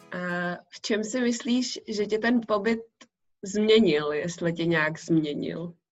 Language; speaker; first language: Czech; native; Czech